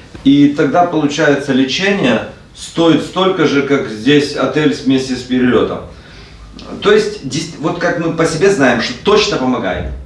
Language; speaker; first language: Russian; native; Russian